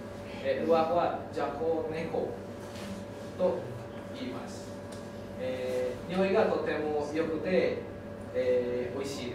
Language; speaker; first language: Japanese; non-native, learner; Indonesian